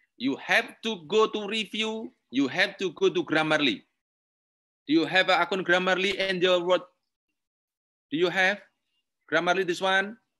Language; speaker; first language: English; non-native, learner; Indonesian